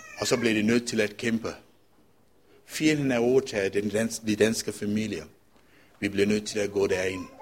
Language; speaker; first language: Danish; non-native, fluent; Tamil